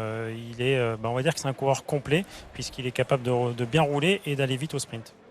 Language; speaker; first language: French; native; French